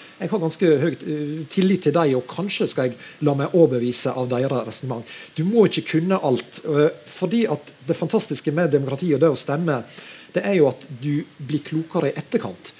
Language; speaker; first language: Norwegian; native; Norwegian